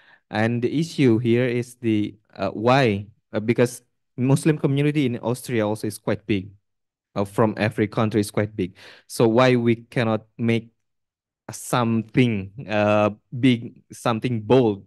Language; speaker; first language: English; non-native, fluent; Indonesian